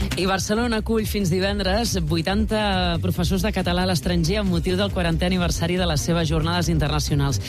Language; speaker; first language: Catalan; native; Catalan